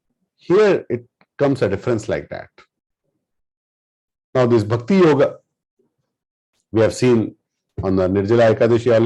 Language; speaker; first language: English; non-native, local second language; Hindi